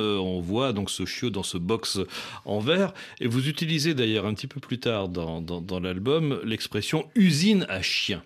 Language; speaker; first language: French; native; French